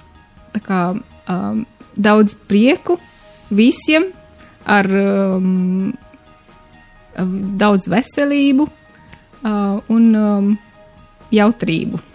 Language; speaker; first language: Latvian; non-native, learner; Romanian